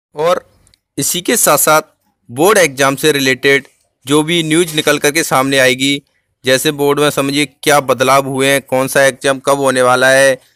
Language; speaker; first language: Hindi; native; Hindi